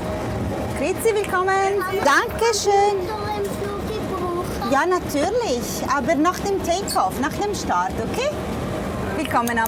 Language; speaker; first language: German; non-native, learner; French